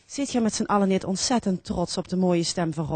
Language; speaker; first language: Dutch; native; Dutch